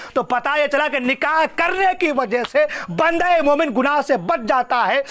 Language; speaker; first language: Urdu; non-native, local second language; Assamese